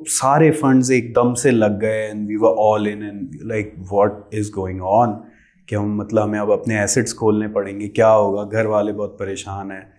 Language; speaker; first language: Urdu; native; Urdu